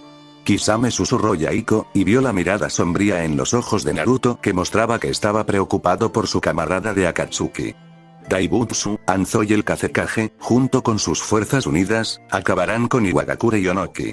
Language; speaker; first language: Spanish; native; Spanish